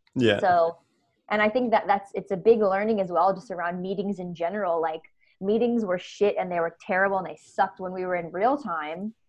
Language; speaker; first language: English; native; English